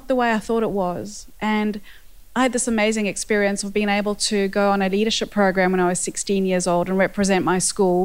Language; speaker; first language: English; native; English